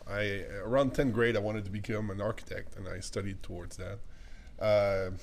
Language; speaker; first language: English; non-native, fluent; French